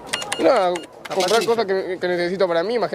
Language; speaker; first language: Spanish; native; Spanish